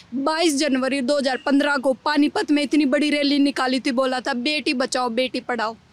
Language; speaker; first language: Hindi; native; Hindi